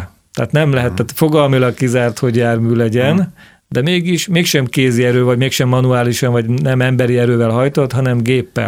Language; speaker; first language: Hungarian; native; Hungarian